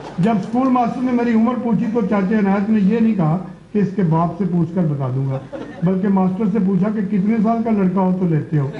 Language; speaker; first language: Urdu; non-native, local second language; Punjabi